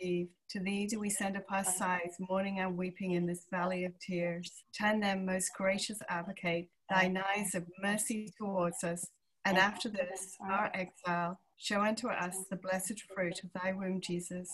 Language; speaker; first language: English; native; English